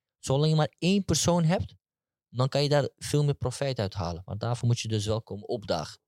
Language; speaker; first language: Dutch; early bilingual, other home language; Turkish